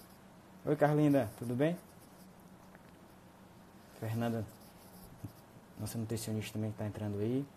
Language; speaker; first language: Portuguese; native; Portuguese